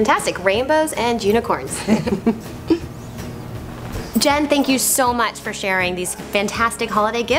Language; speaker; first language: English; native; English